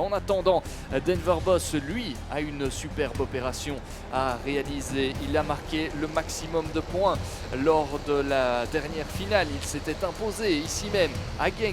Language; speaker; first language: French; native; French